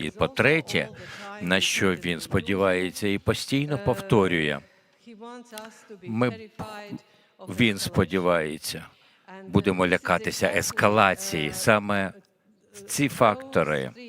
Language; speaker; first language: Ukrainian; non-native, fluent; Latvian